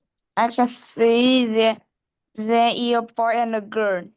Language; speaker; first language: English; non-native, learner; Vietnamese